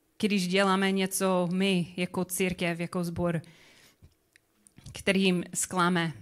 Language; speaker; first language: Czech; non-native, learner; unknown